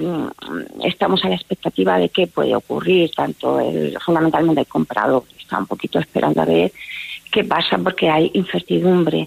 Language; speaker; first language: Spanish; native; Spanish